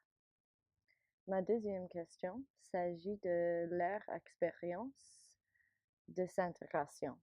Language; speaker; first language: French; non-native, learner; English